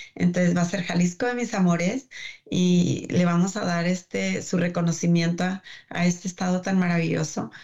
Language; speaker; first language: Spanish; native; Spanish